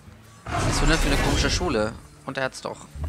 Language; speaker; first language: German; native; German